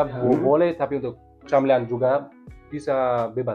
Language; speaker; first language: Indonesian; non-native, learner; German